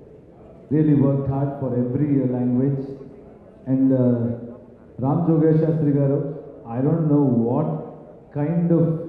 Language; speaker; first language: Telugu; non-native, learner; Kannada